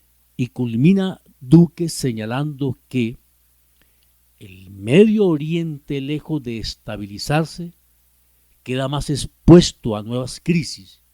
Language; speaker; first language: Spanish; native; Spanish